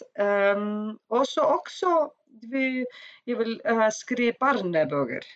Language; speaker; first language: Swedish; non-native, learner; Icelandic